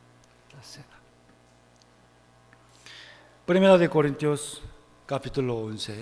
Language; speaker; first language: Spanish; non-native, fluent; Korean